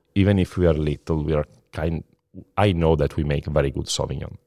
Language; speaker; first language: English; non-native, fluent; Italian